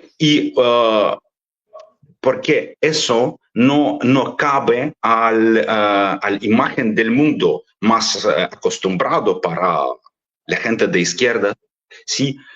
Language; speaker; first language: Spanish; non-native, fluent; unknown